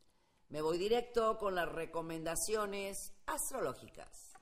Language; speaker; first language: Spanish; native; Spanish